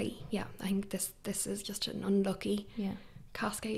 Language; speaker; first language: English; native; English